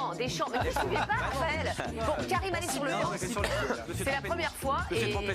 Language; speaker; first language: French; native; French